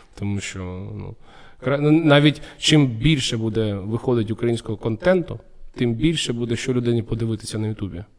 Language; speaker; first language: Ukrainian; non-native, local second language; Russian